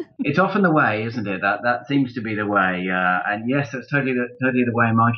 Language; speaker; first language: English; native; English